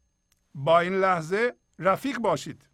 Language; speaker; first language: Persian; native; Persian